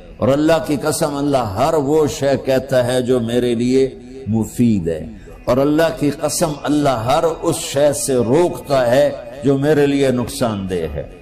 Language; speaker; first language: Urdu; non-native, local second language; Punjabi